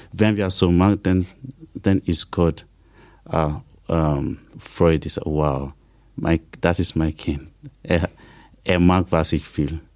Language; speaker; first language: German; non-native, learner; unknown